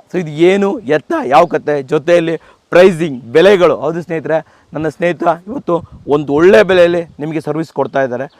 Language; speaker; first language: Kannada; native; Kannada